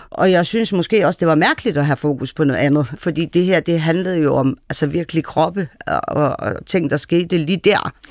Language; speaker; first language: Danish; early bilingual, other home language; Persian